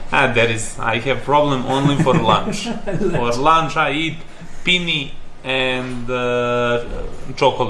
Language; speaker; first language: English; non-native, learner; Serbian